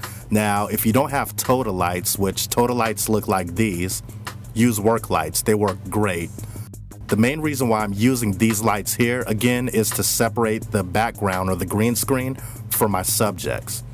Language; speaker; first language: English; native; English